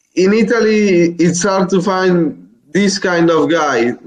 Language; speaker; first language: English; non-native, fluent; Italian